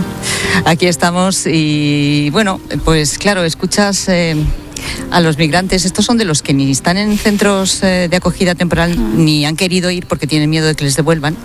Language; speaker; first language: Spanish; native; Spanish